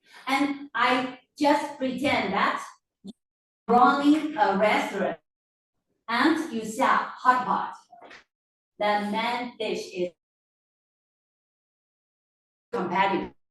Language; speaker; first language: English; non-native, fluent; Chinese